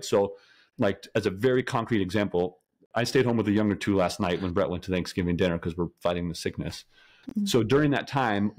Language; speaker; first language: English; native; English